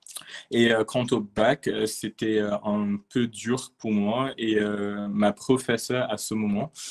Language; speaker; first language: French; non-native, fluent; English